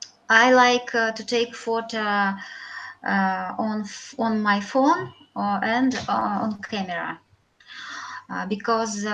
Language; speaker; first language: English; non-native, learner; Russian